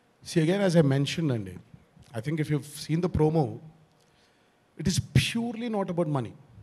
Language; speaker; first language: English; non-native, local second language; Telugu